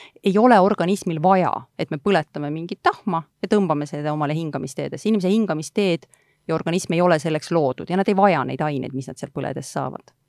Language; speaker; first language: Estonian; native; Estonian